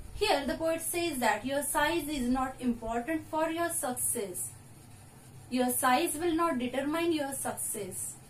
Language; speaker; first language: English; non-native, local second language; Marathi